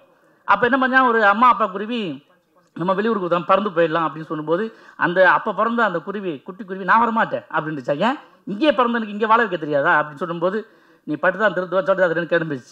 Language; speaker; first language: Tamil; native; Tamil